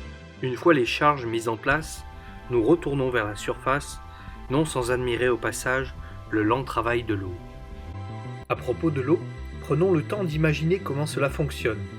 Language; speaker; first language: French; native; French